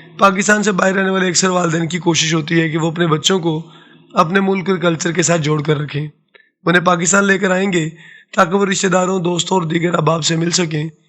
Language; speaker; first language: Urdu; non-native, local second language; Saraiki